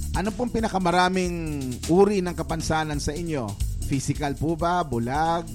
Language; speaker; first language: Filipino; native; Filipino